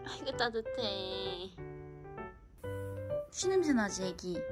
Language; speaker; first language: Korean; native; Korean